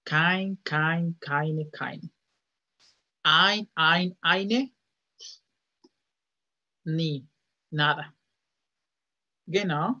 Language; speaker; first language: German; non-native, fluent; Spanish